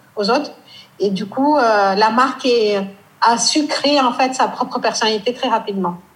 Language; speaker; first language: French; non-native, fluent; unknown